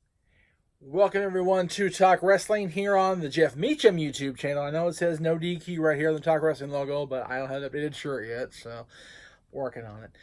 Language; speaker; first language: English; native; English